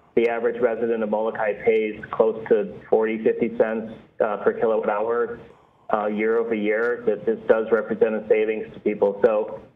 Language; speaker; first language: English; native; English